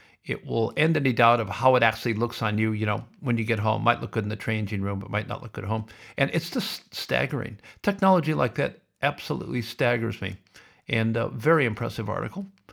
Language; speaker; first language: English; native; English